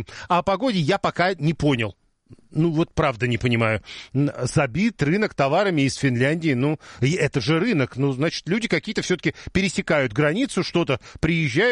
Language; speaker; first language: Russian; native; Russian